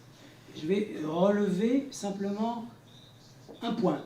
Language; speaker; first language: French; native; French